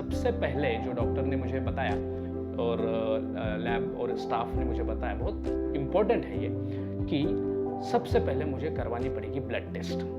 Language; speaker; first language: Hindi; non-native, local second language; Marathi